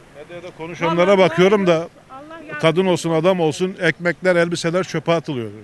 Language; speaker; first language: Turkish; native; Turkish